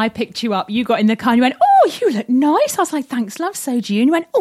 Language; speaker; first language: English; native; English